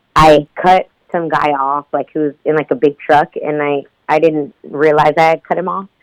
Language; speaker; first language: English; native; English